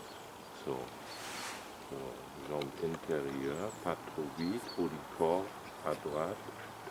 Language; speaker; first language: French; non-native, learner; German